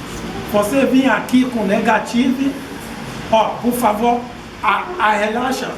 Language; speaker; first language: Portuguese; non-native, fluent; Yoruba